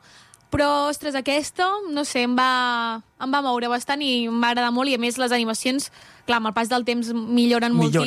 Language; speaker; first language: Catalan; native; Catalan